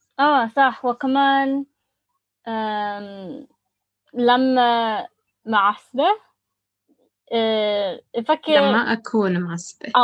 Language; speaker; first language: Arabic; non-native, learner; English